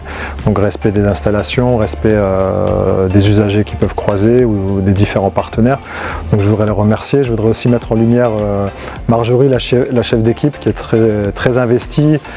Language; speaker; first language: French; native; French